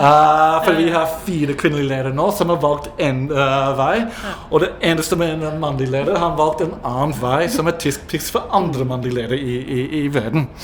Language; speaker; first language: Norwegian; non-native, fluent; English